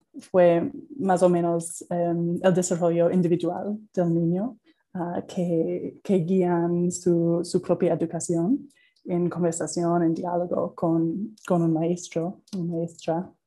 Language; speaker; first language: Spanish; non-native, fluent; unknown